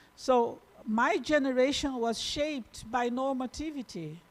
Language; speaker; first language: English; non-native, fluent; Portuguese